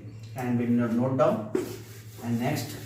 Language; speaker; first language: English; non-native, local second language; Hindi